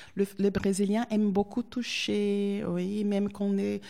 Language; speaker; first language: French; non-native, fluent; Portuguese